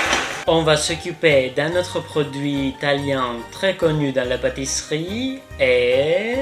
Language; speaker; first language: French; non-native, fluent; Greek